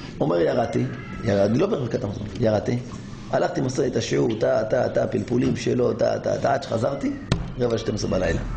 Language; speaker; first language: Hebrew; native; Hebrew